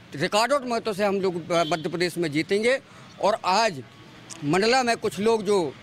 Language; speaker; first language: Hindi; native; Hindi